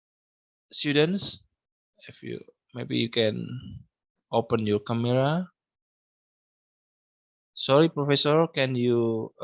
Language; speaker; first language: English; non-native, local second language; Indonesian